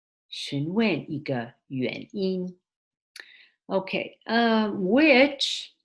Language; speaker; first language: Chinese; early bilingual, heritage; Chinese